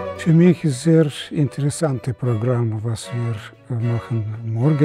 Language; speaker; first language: German; non-native, learner; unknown